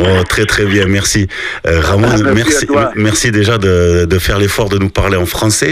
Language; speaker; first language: French; native; French